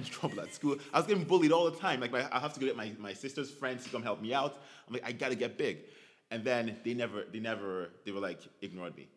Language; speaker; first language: English; non-native, local second language; Igbo